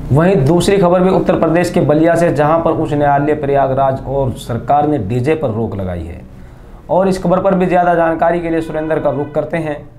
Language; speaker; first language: Hindi; native; Hindi